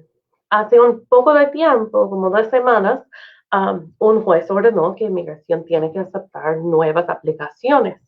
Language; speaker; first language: Spanish; non-native, fluent; English